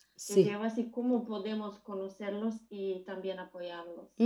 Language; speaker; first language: Spanish; non-native, fluent; Macedonian